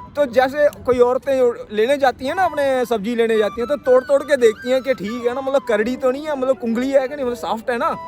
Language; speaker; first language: Hindi; native; Hindi